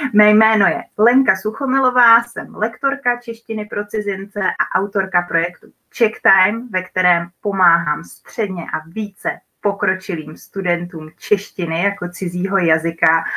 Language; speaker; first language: Czech; native; Czech